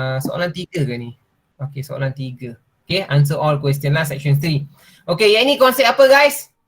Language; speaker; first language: Malay; non-native, local second language; Tamil